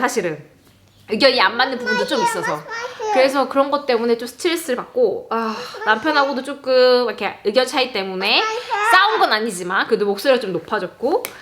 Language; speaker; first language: Korean; non-native, fluent; English